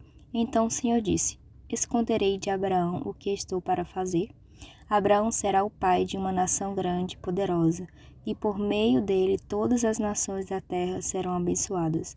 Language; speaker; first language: Portuguese; native; Portuguese